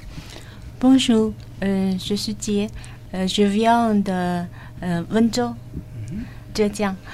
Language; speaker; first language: French; non-native, learner; Chinese